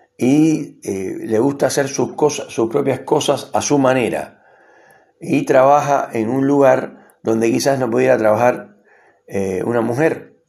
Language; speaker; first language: Spanish; native; Spanish